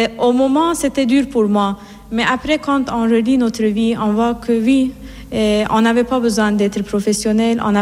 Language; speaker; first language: French; non-native, fluent; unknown